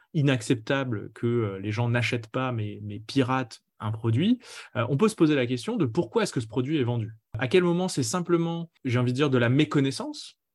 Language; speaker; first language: French; native; French